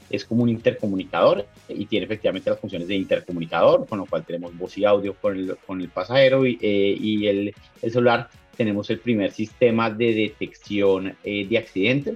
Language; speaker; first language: Spanish; native; Spanish